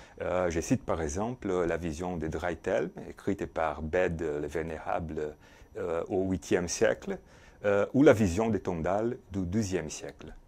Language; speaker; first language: French; non-native, fluent; Portuguese